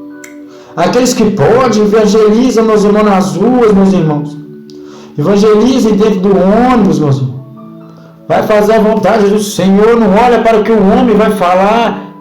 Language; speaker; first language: Portuguese; native; Portuguese